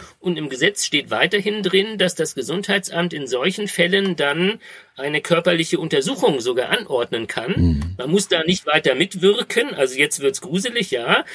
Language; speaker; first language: German; native; German